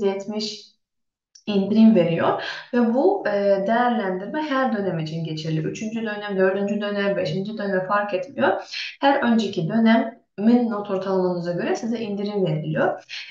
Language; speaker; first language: Turkish; non-native, fluent; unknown